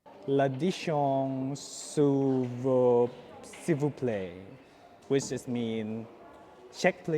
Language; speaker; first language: English; non-native, learner; Thai